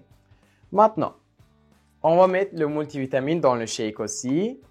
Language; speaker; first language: French; non-native, fluent; Turkish